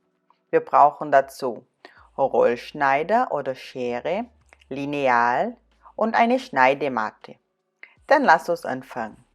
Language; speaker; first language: German; non-native, fluent; Portuguese